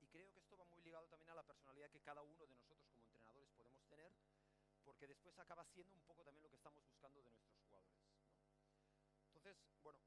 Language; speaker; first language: Spanish; native; Spanish